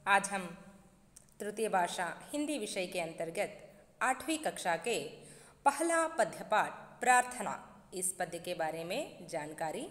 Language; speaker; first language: Hindi; non-native, local second language; Kannada